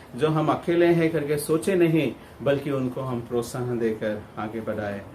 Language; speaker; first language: Hindi; non-native, local second language; Kannada